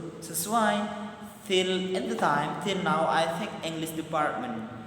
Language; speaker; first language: English; non-native, learner; Madurese